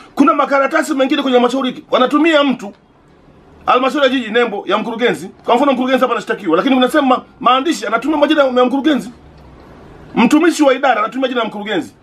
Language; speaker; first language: Swahili; native; Swahili